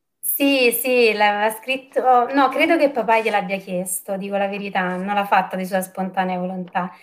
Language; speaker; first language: Italian; native; Italian